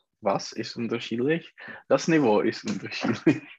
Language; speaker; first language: German; non-native, learner; Czech